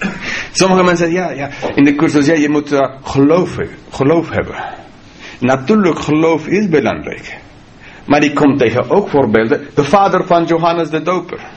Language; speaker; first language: Dutch; non-native, fluent; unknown